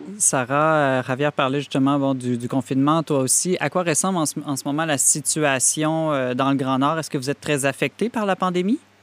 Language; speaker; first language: French; native; French